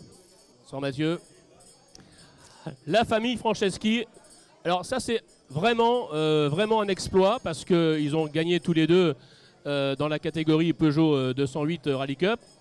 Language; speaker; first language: French; native; French